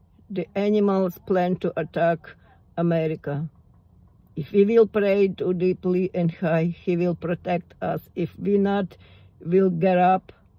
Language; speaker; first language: English; non-native, learner; Russian